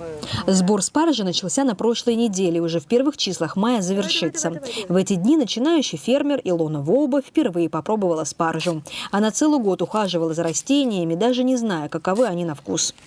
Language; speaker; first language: Russian; native; Russian